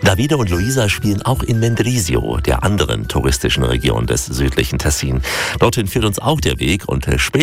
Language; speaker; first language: German; native; German